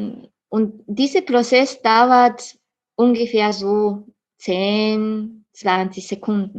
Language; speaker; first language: German; non-native, fluent; Japanese